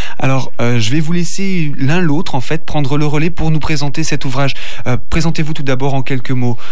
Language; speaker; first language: French; native; French